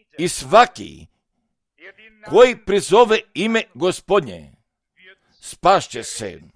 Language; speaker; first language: Serbian; non-native, fluent; German